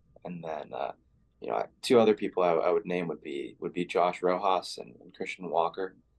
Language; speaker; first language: English; native; English